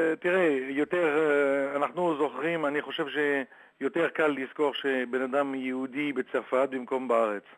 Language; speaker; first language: Hebrew; non-native, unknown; French